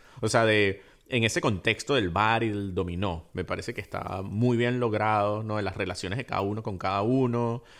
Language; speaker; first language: Spanish; native; Spanish